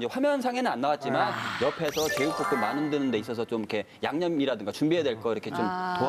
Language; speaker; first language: Korean; native; Korean